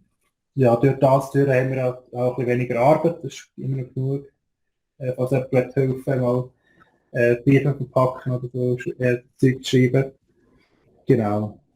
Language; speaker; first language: German; native; German